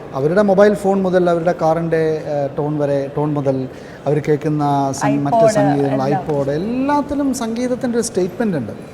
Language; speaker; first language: Malayalam; native; Malayalam